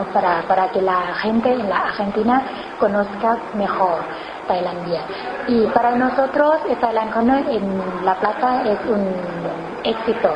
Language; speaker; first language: Spanish; non-native, learner; Thai